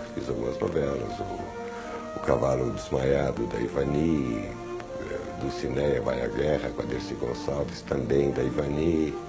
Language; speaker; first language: Portuguese; early bilingual, other home language; German